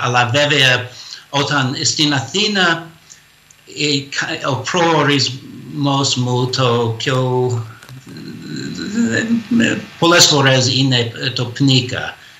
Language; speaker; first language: Greek; non-native, fluent; English